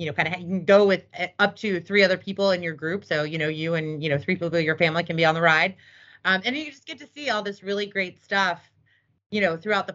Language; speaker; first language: English; native; English